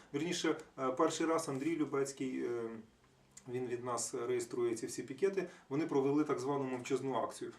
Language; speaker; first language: Ukrainian; native; Ukrainian